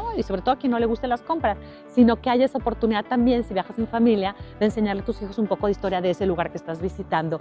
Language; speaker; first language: Spanish; native; Spanish